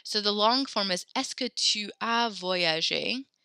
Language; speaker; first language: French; non-native, fluent; English